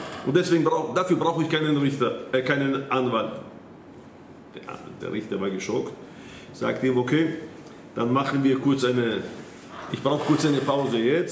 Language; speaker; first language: German; non-native, fluent; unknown